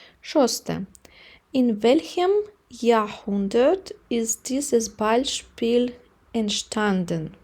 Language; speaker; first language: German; non-native, fluent; Ukrainian